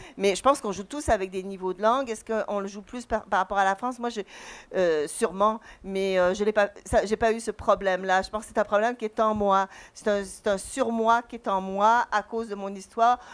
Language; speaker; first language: French; native; French